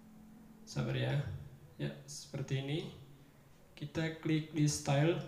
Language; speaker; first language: Indonesian; native; Indonesian